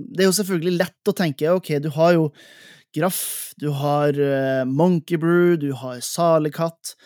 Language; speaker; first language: Norwegian; native; Norwegian